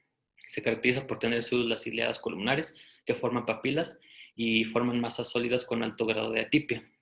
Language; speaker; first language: Spanish; native; Spanish